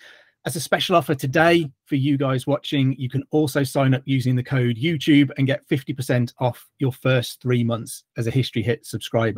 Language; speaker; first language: English; native; English